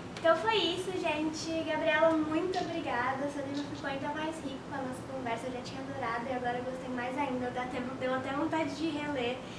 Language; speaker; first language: Portuguese; native; Portuguese